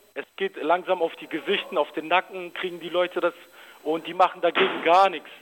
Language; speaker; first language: German; early bilingual, other home language; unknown